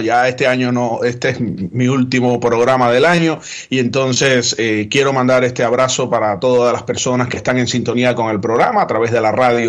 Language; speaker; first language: Spanish; native; Spanish